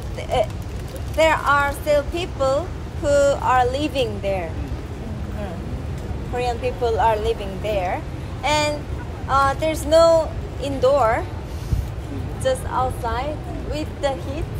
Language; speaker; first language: English; non-native, learner; Korean